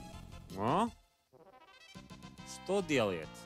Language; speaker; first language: Russian; non-native, learner; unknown